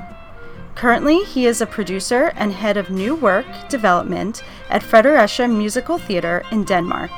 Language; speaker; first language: English; native; English